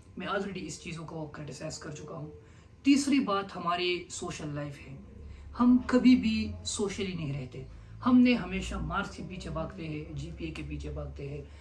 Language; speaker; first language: Urdu; non-native, local second language; Pashto